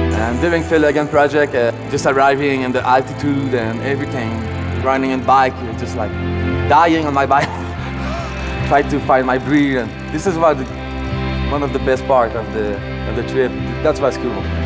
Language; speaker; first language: English; non-native, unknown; French